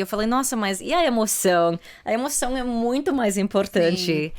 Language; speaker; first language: Portuguese; early bilingual, heritage; English